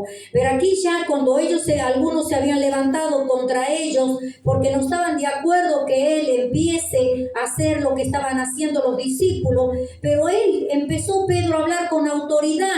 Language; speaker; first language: Spanish; native; Spanish